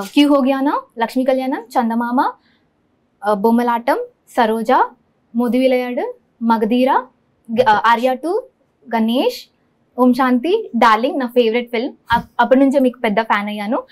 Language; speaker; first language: Telugu; native; Telugu